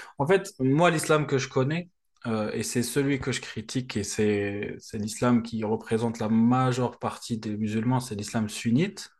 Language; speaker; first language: French; non-native, local second language; Arabic